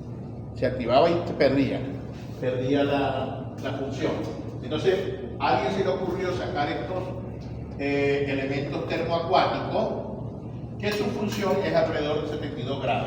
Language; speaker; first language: Spanish; native; Spanish